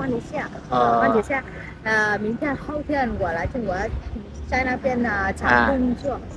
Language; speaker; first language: Chinese; non-native, learner; Vietnamese